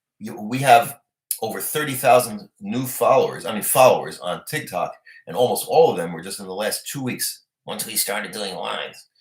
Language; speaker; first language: English; native; English